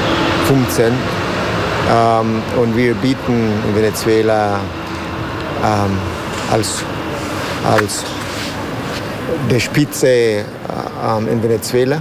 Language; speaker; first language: German; non-native, learner; Spanish